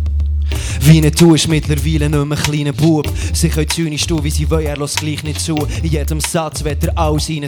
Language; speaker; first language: German; native; German